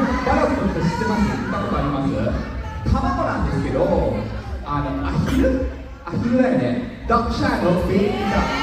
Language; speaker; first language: Japanese; non-native, fluent; Filipino